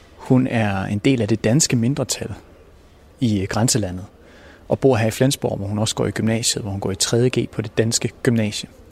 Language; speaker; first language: Danish; native; Danish